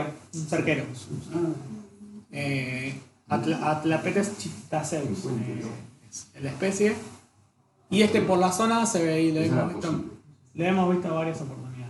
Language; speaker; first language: Spanish; native; Spanish